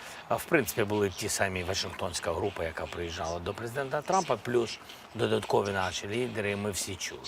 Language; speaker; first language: Ukrainian; non-native, local second language; Russian